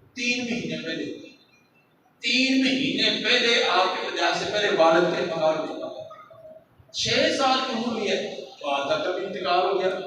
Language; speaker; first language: Urdu; non-native, local second language; Punjabi